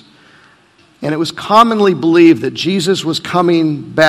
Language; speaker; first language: English; native; English